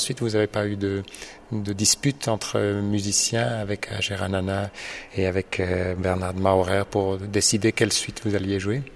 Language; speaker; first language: French; native; French